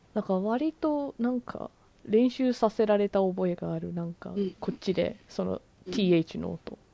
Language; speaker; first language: Japanese; early bilingual, heritage; Japanese